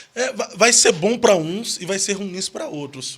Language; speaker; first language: Portuguese; native; Portuguese